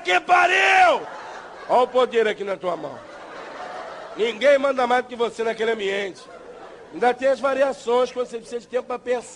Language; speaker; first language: Portuguese; native; Portuguese